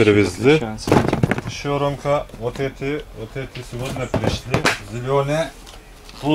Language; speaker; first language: Russian; non-native, learner; Turkish